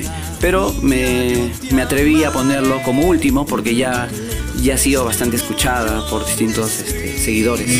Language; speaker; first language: Spanish; native; Spanish